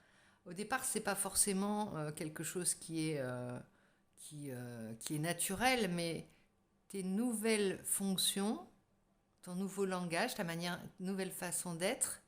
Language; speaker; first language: French; native; French